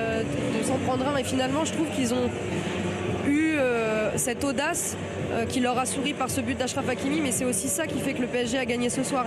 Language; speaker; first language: French; native; French